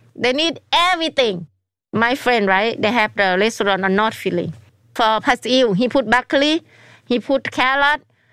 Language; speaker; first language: English; non-native, learner; Thai